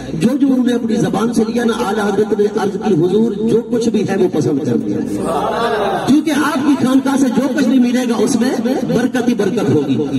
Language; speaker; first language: Urdu; native; Urdu